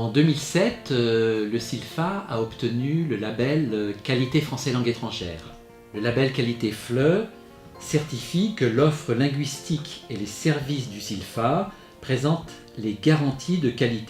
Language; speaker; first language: French; native; French